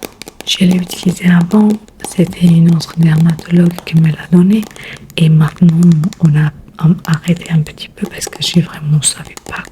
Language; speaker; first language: French; non-native, learner; Spanish